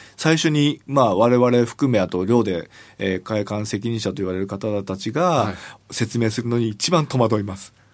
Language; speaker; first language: Japanese; native; Japanese